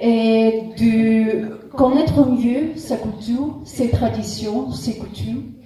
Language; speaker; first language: French; non-native, fluent; Russian